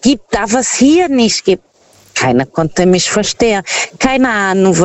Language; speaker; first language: German; non-native, fluent; Portuguese